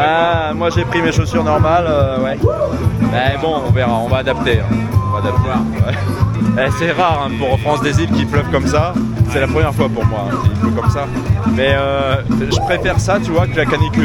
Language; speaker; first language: French; native; French